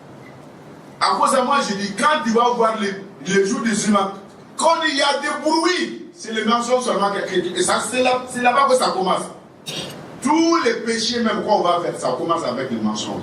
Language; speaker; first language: French; non-native, local second language; Wolof